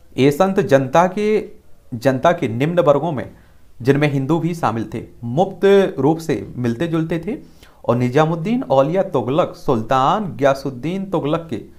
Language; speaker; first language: Hindi; native; Hindi